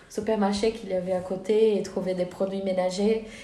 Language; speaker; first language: French; non-native, fluent; Portuguese